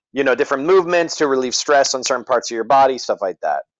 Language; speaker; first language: English; native; English